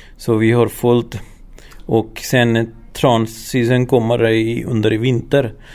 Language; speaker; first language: Swedish; non-native, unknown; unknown